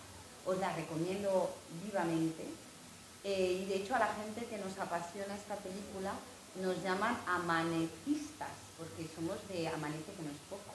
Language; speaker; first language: Spanish; native; Spanish